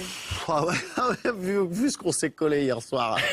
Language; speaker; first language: French; native; French